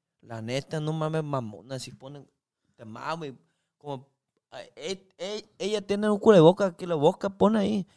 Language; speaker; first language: Spanish; non-native, learner; Chinese